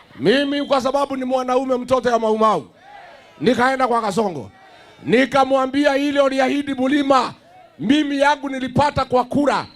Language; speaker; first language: Swahili; non-native, local second language; Kikuyu